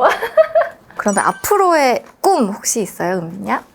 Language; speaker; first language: Korean; native; Korean